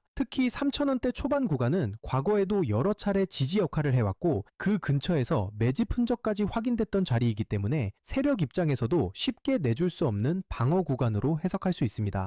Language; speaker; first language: Korean; native; Korean